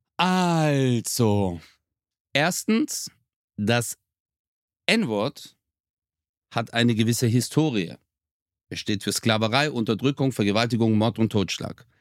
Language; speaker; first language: German; early bilingual, other home language; Turkish